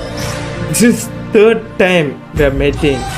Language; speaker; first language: English; non-native, learner; Tamil